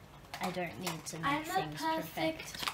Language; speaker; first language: English; native; English